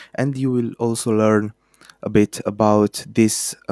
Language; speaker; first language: English; non-native, fluent; Romanian